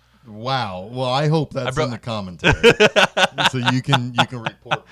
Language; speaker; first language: English; native; English